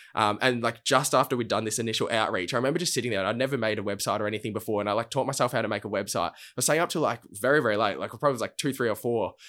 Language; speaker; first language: English; native; English